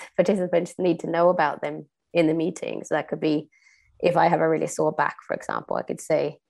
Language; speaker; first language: English; non-native, fluent; Swedish